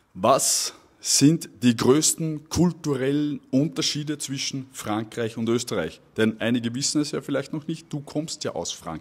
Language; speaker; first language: German; native; German